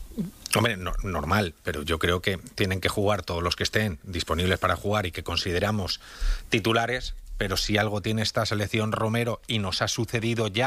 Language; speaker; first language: Spanish; native; Spanish